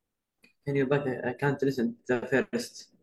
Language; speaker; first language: English; non-native, learner; Arabic